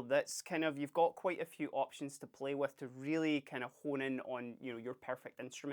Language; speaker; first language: English; native; English